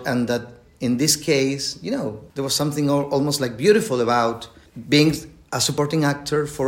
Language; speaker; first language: English; non-native, fluent; Spanish